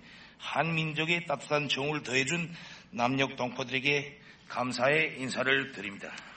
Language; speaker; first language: Korean; native; Korean